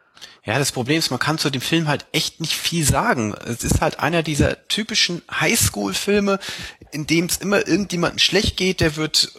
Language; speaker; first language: German; native; German